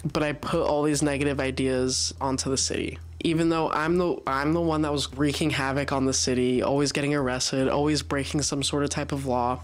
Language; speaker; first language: English; early bilingual, other home language; Spanish